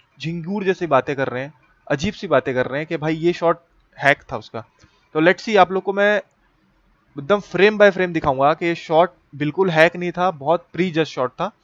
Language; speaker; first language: Hindi; native; Hindi